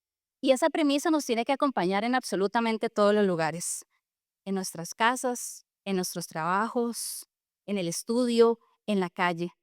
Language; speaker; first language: Spanish; native; Spanish